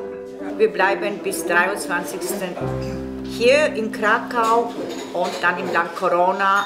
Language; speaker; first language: German; non-native, fluent; Polish